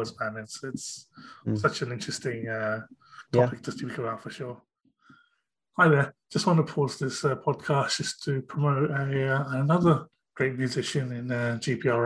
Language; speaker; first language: English; native; English